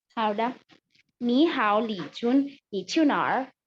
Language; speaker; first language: Chinese; non-native, learner; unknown